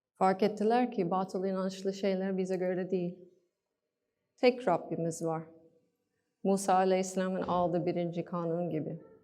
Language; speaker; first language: Turkish; non-native, fluent; English